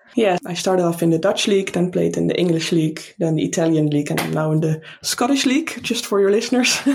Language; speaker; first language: English; non-native, fluent; Dutch